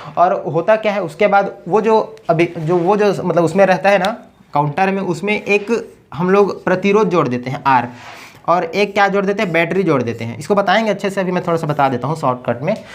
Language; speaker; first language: Hindi; native; Hindi